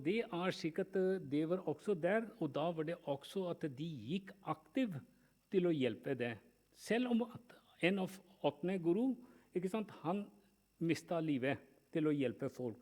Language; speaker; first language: Norwegian; non-native, fluent; Punjabi